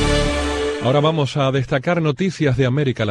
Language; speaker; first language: Spanish; native; Spanish